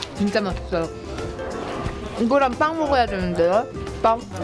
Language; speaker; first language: Korean; non-native, fluent; Uzbek